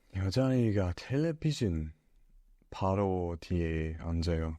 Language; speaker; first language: Korean; non-native, learner; English